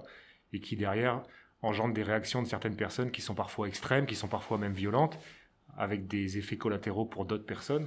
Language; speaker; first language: French; native; French